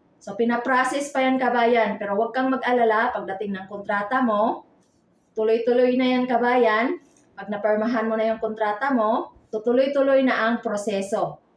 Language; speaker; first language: Filipino; non-native, local second language; Cebuano